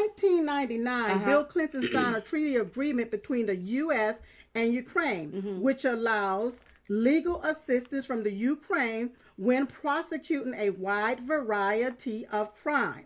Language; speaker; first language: English; native; English